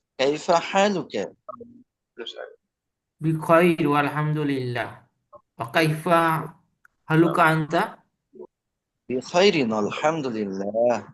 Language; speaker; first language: Arabic; non-native, learner; Bangla